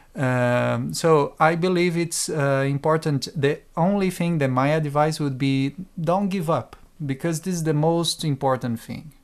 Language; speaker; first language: English; non-native, fluent; Portuguese